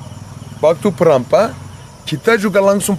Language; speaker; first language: Indonesian; non-native, learner; Turkish